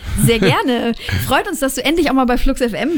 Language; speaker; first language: German; native; German